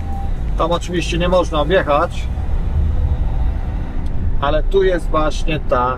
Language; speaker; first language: Polish; native; Polish